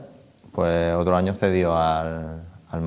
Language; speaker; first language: Spanish; native; Spanish